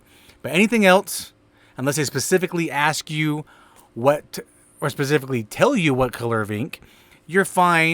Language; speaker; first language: English; native; English